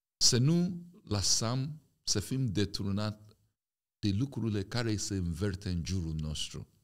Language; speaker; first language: Romanian; non-native, fluent; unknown